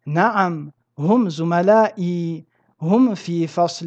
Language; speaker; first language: Arabic; non-native, fluent; French